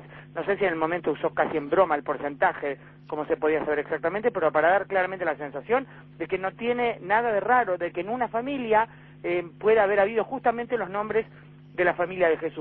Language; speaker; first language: Spanish; native; Spanish